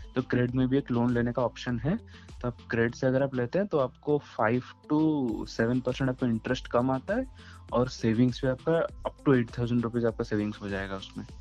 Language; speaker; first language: Hindi; non-native, local second language; Odia